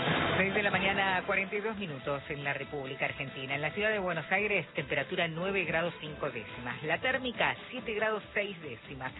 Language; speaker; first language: Spanish; native; Spanish